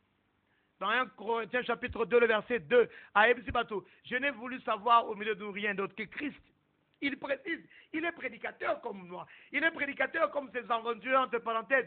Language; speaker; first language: French; non-native, local second language; Lingala